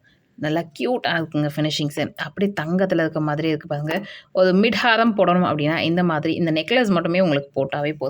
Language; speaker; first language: Tamil; native; Tamil